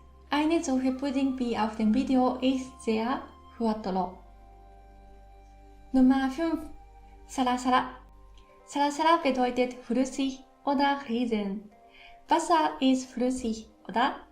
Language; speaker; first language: German; non-native, fluent; Japanese